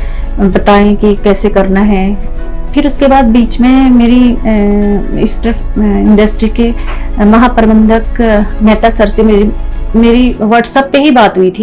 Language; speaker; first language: Hindi; native; Hindi